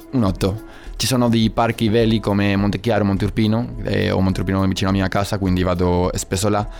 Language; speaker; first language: Italian; non-native, learner; Spanish